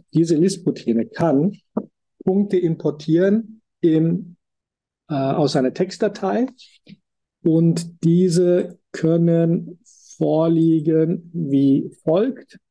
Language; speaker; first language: German; native; German